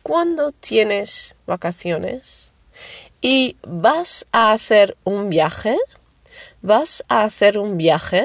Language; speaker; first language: Spanish; non-native, fluent; Dutch